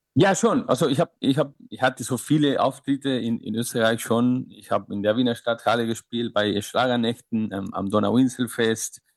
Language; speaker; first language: German; non-native, fluent; Spanish